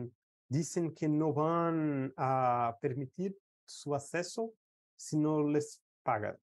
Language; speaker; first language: Spanish; non-native, fluent; Portuguese